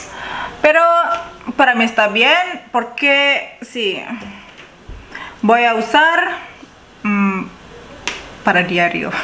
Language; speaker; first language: Spanish; non-native, learner; Indonesian